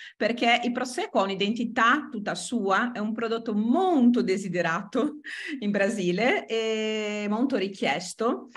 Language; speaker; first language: Italian; non-native, fluent; Portuguese